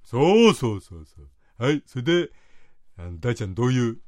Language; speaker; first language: Japanese; native; Japanese